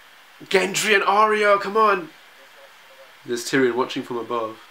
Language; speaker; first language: English; native; English